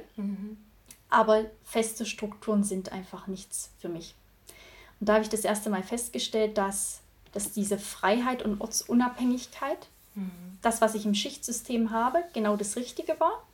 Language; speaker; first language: German; native; German